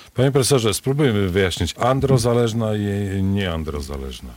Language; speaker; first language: Polish; native; Polish